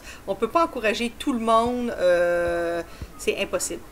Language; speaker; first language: French; native; French